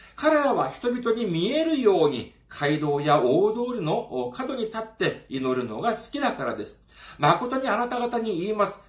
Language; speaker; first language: Japanese; non-native, fluent; Korean